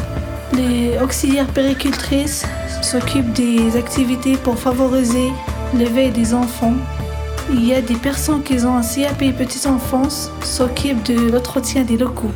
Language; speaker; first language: French; non-native, local second language; Arabic